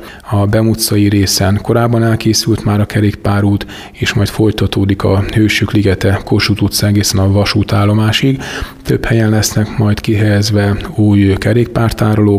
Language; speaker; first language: Hungarian; native; Hungarian